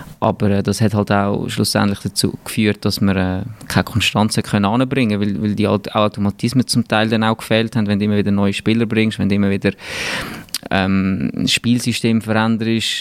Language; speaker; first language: German; native; German